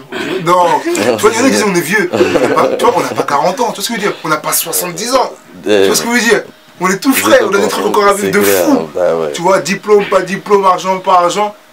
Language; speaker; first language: French; native; French